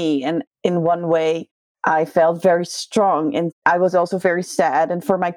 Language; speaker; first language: English; non-native, fluent; Dutch